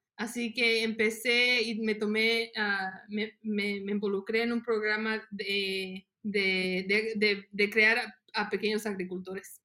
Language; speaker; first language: Spanish; early bilingual, heritage; Spanish